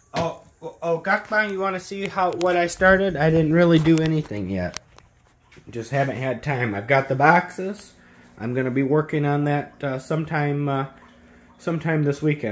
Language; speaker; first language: English; native; English